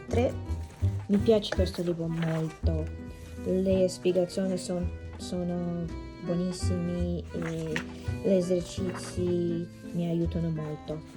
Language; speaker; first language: Italian; non-native, learner; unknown